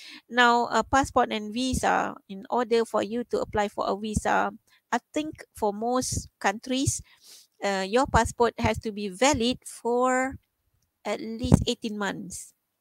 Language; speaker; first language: English; non-native, local second language; Malay